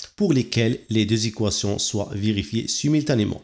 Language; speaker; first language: French; non-native, local second language; Arabic